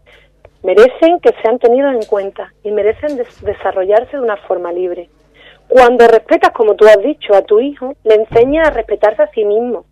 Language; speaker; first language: Spanish; native; Spanish